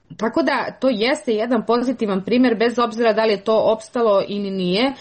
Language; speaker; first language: Serbian; native; Serbian